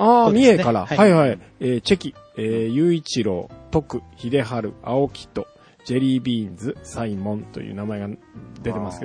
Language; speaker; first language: Japanese; native; Japanese